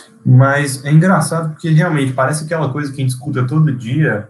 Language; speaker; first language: Portuguese; native; Portuguese